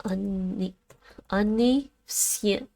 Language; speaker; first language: Russian; non-native, learner; Dutch